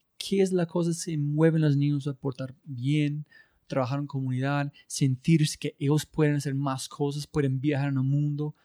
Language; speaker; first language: Spanish; non-native, learner; English